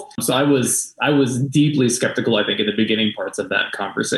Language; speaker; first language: English; native; English